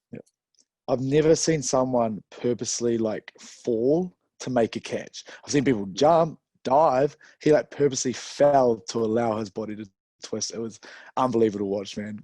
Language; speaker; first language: English; native; English